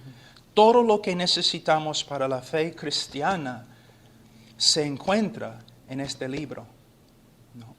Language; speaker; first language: Spanish; non-native, fluent; English